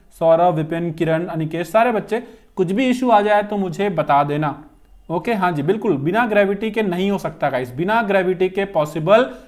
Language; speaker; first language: Hindi; native; Hindi